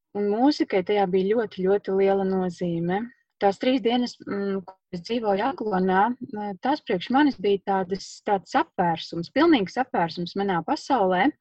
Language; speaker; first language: Latvian; native; Latvian